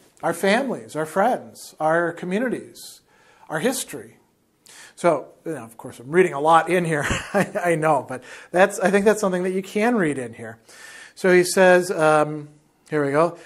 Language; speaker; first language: English; native; English